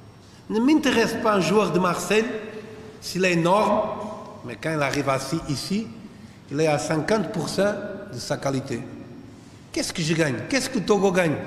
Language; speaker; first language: French; non-native, fluent; Portuguese